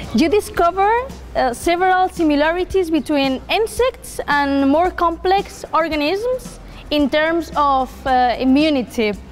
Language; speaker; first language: English; non-native, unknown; Spanish